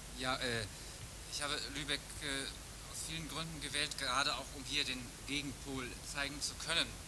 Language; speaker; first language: German; native; German